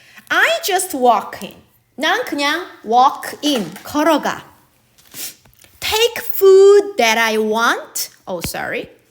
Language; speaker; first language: English; non-native, fluent; Korean